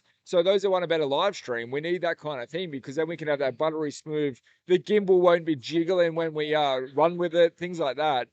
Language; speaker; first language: English; native; English